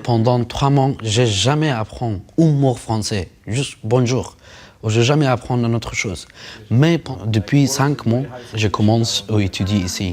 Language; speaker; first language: French; non-native, learner; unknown